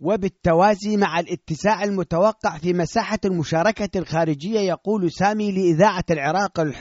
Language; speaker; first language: Arabic; native; Arabic